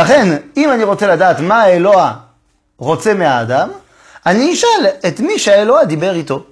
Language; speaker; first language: Hebrew; non-native, fluent; French